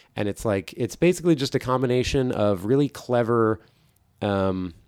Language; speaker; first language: English; native; English